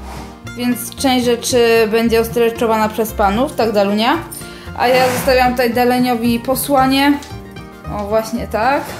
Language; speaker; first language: Polish; native; Polish